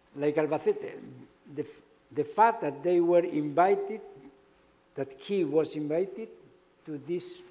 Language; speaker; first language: English; non-native, fluent; Spanish